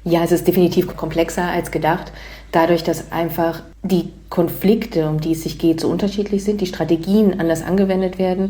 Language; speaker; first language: German; native; German